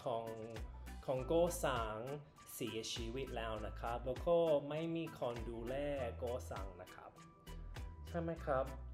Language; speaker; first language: Thai; non-native, learner; English